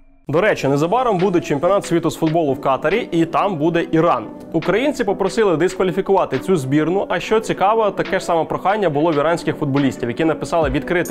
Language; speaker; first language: Ukrainian; native; Ukrainian